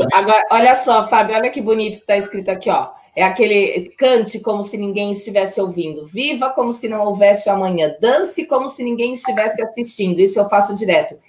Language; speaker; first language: Portuguese; native; Portuguese